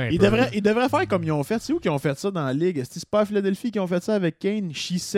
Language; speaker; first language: French; native; French